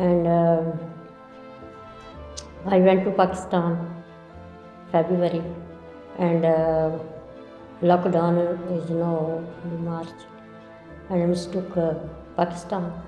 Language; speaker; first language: English; non-native, learner; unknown